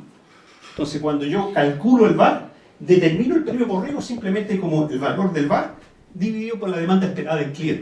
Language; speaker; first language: Spanish; native; Spanish